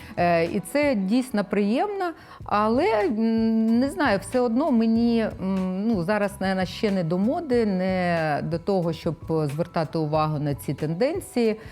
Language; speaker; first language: Ukrainian; non-native, local second language; Russian